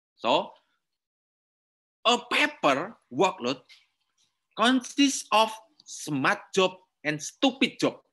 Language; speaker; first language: English; non-native, learner; Indonesian